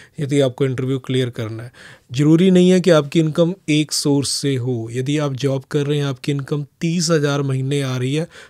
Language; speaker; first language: Hindi; non-native, local second language; Punjabi